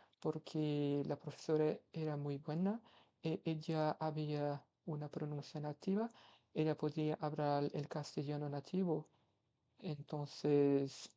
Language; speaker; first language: Spanish; non-native, learner; Portuguese